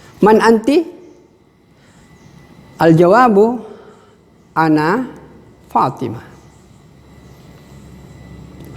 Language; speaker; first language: Arabic; non-native, fluent; Indonesian